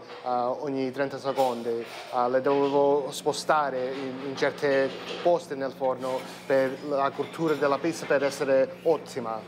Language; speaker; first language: Italian; early bilingual, heritage; Italian